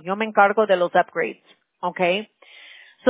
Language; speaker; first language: Spanish; early bilingual, heritage; Spanish